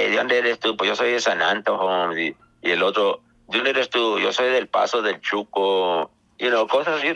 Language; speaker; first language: Spanish; early bilingual, heritage; Spanish